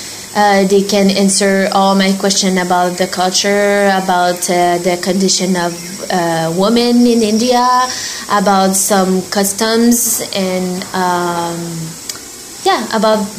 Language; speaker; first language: English; non-native, fluent; French